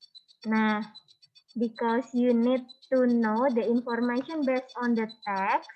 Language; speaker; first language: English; non-native, learner; Indonesian